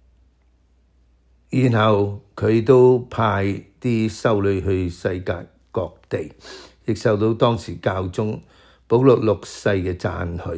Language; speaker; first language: Chinese; non-native, local second language; Cantonese